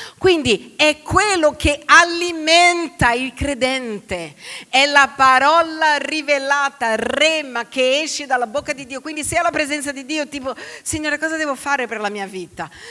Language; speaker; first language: Italian; non-native, fluent; Portuguese